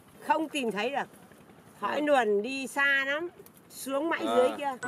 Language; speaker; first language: Vietnamese; native; Vietnamese